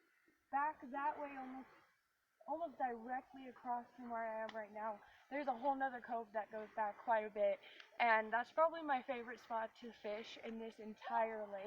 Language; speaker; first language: English; native; English